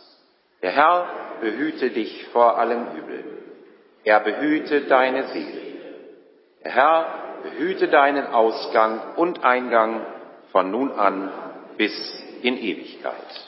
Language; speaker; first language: German; native; German